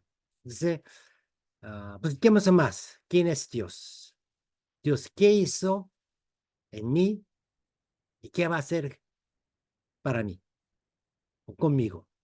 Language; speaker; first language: Spanish; non-native, fluent; Korean